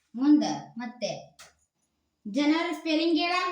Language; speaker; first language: Kannada; native; Kannada